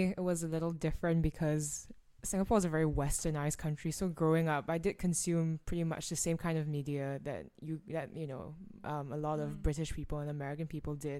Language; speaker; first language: English; native; English